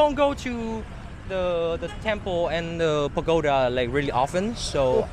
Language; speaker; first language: English; non-native, fluent; Vietnamese